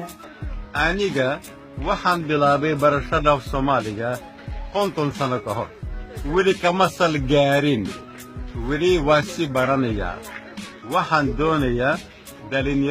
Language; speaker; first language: Somali; non-native, fluent; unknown